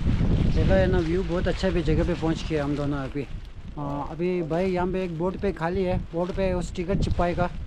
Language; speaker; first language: Hindi; non-native, local second language; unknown